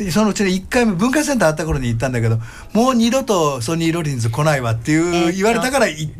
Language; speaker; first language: Japanese; native; Japanese